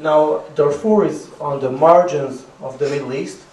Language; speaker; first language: English; non-native, fluent; Hebrew